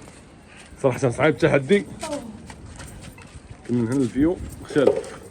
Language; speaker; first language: Arabic; native; Arabic